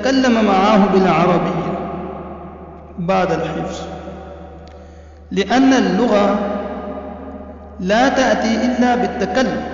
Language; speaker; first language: Arabic; non-native, fluent; Urdu